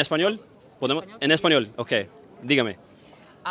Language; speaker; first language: Spanish; non-native, fluent; English